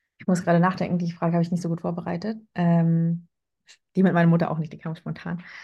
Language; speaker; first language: German; early bilingual, other home language; Vietnamese